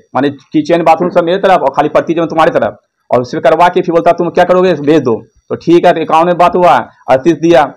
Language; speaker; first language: Hindi; native; Hindi